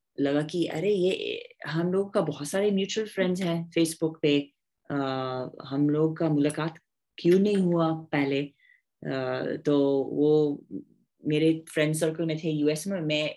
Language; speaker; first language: Hindi; non-native, fluent; English